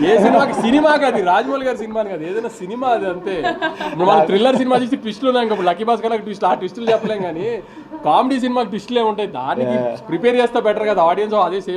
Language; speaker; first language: Telugu; native; Telugu